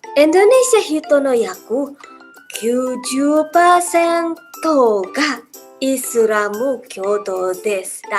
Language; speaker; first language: Japanese; non-native, learner; Indonesian